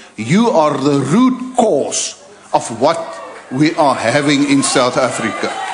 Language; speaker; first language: English; non-native, local second language; Afrikaans